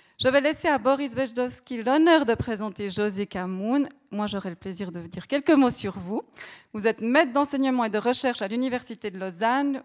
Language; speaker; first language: French; native; French